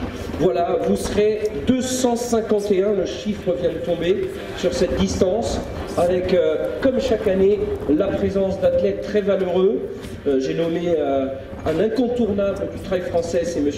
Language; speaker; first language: French; native; French